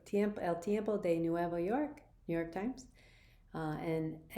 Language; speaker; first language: Spanish; non-native, learner; English